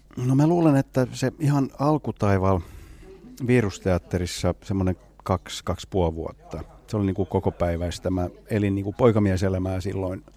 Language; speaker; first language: Finnish; non-native, local second language; Swedish